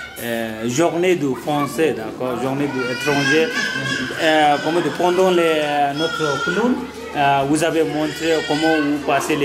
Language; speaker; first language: French; non-native, learner; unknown